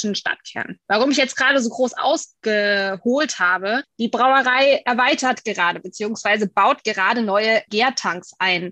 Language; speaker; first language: German; native; German